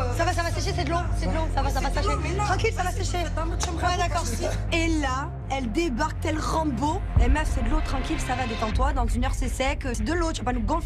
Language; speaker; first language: French; native; French